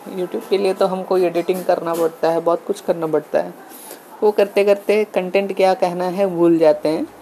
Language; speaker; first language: Hindi; non-native, local second language; Telugu